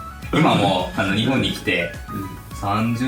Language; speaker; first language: Japanese; native; Japanese